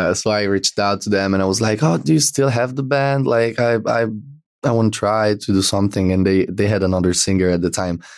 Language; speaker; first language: English; non-native, fluent; Italian